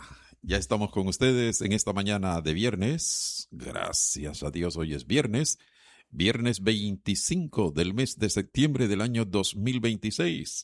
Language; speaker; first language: Spanish; native; Spanish